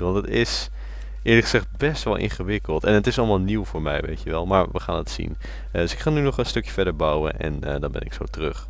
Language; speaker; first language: Dutch; native; Dutch